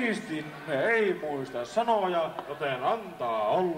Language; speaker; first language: Finnish; native; Finnish